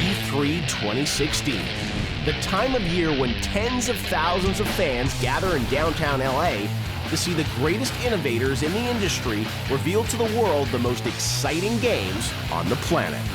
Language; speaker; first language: English; native; English